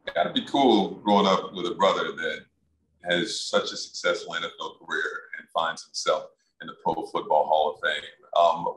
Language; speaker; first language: English; native; English